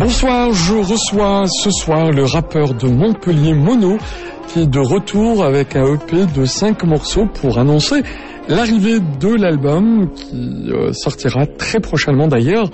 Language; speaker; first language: French; native; French